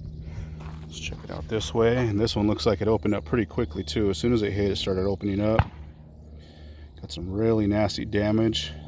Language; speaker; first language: English; native; English